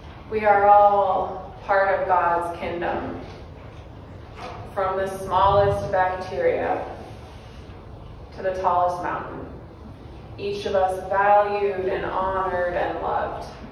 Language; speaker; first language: English; native; English